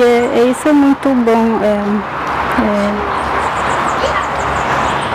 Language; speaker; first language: Portuguese; non-native, local second language; Guarani